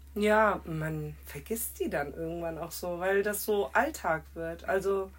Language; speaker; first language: German; native; German